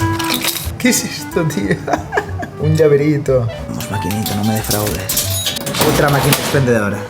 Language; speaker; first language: Spanish; native; Spanish